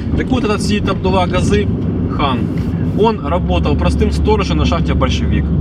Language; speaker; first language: Russian; native; Russian